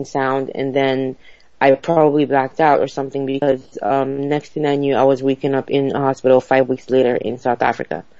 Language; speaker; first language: English; non-native, local second language; Igbo